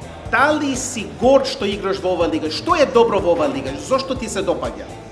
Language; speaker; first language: Macedonian; early bilingual, heritage; Macedonian